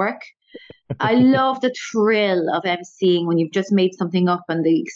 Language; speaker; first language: English; native; English